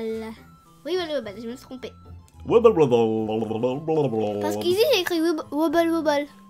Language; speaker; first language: French; non-native, learner; Japanese